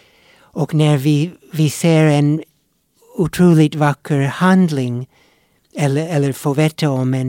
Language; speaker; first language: Swedish; non-native, fluent; English